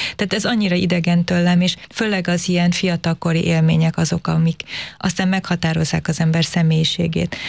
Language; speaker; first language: Hungarian; early bilingual, heritage; English